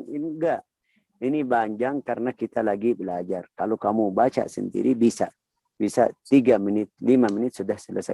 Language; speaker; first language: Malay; non-native, learner; Arabic